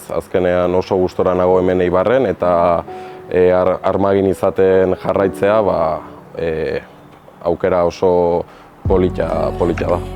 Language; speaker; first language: Basque; non-native, local second language; Spanish